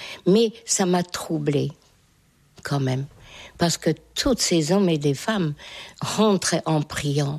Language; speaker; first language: French; non-native, fluent; Hungarian